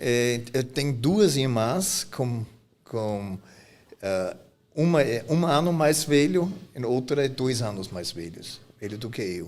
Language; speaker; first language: Portuguese; non-native, fluent; German